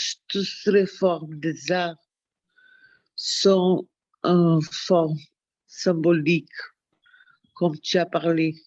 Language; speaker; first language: French; non-native, learner; Portuguese